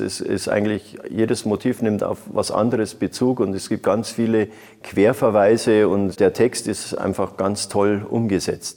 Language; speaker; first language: German; native; German